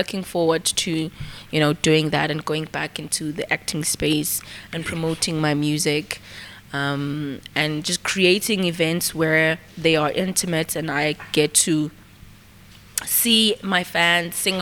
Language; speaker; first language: English; non-native, local second language; Zulu